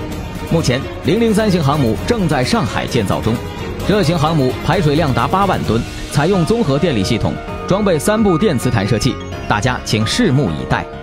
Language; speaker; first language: Chinese; native; Chinese